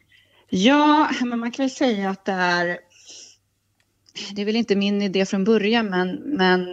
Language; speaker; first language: Swedish; native; Swedish